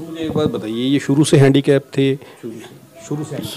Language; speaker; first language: Hindi; native; Hindi